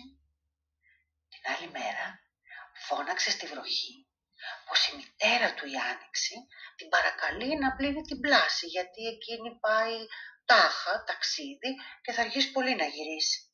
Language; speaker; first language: Greek; native; Greek